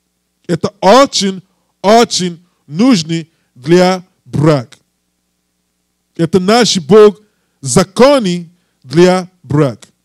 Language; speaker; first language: Russian; non-native, learner; English